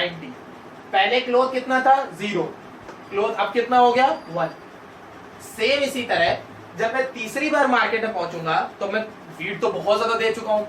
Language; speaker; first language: Hindi; native; Hindi